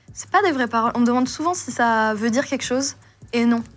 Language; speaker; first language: French; native; French